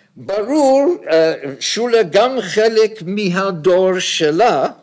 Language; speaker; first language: Hebrew; non-native, fluent; English